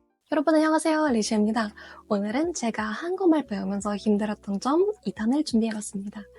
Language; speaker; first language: Korean; non-native, fluent; Russian